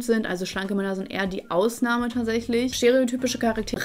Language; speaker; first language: German; native; German